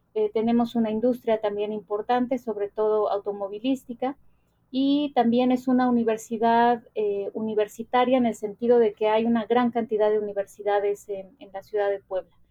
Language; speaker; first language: Spanish; native; Spanish